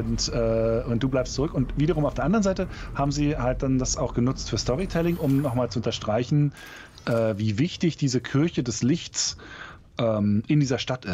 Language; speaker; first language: German; native; German